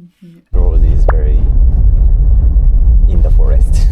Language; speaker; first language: English; non-native, learner; Japanese